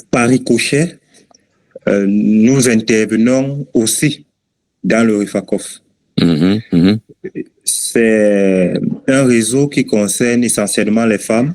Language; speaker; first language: French; native; French